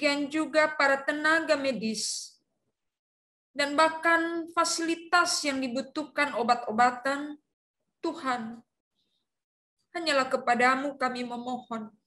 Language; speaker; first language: Indonesian; native; Indonesian